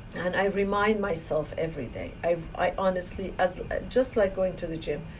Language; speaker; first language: English; non-native, fluent; Persian